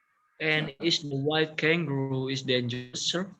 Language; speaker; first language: English; non-native, learner; Indonesian